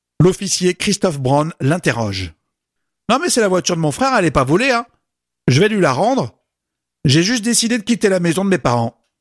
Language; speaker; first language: French; native; French